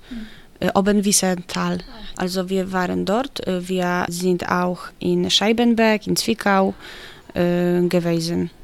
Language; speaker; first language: German; non-native, fluent; Polish